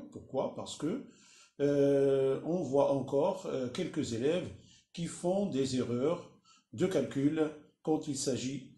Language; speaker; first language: French; non-native, local second language; Arabic